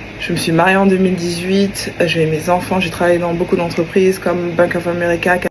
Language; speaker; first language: French; native; French